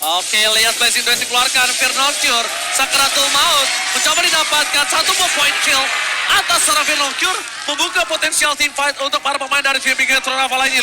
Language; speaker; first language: Indonesian; native; Indonesian